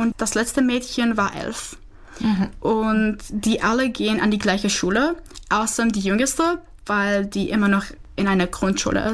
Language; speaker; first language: German; non-native, fluent; Czech